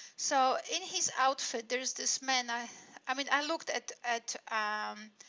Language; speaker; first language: English; non-native, fluent; Polish